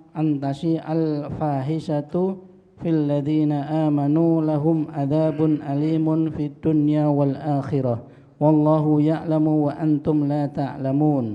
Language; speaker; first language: Arabic; non-native, learner; Indonesian